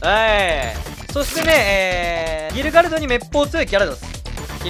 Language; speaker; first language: Japanese; native; Japanese